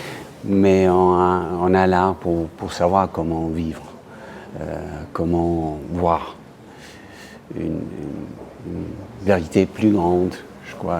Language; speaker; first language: French; non-native, fluent; English